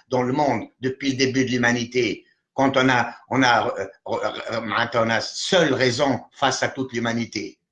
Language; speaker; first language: French; non-native, local second language; Arabic